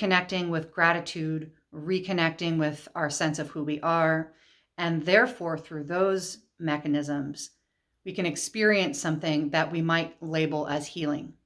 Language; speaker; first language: English; native; English